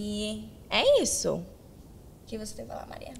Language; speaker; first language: Portuguese; early bilingual, heritage; Portuguese